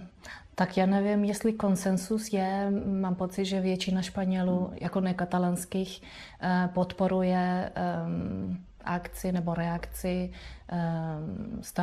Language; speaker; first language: Czech; non-native, fluent; Spanish